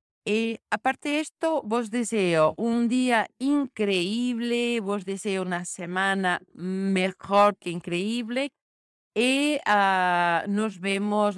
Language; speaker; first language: Spanish; non-native, fluent; Portuguese